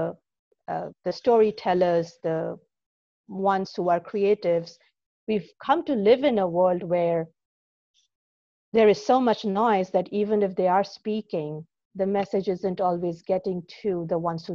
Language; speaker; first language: English; non-native, local second language; Bangla